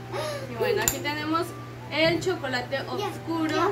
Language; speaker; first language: Spanish; native; Spanish